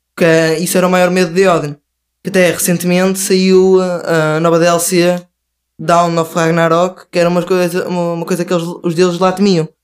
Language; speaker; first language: Portuguese; native; Portuguese